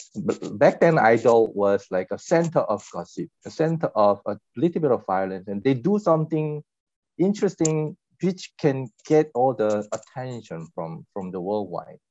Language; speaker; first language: English; non-native, fluent; Korean